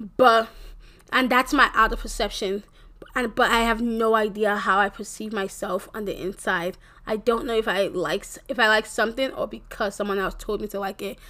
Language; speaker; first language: English; early bilingual, other home language; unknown